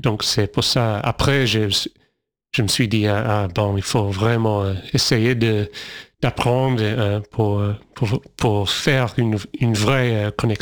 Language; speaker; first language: French; non-native, fluent; English